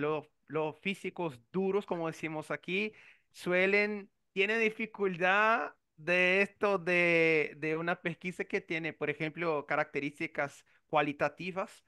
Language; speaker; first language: Spanish; non-native, fluent; Portuguese